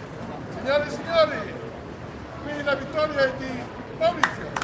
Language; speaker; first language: Italian; native; Italian